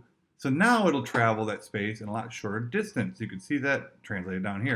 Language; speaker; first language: English; native; English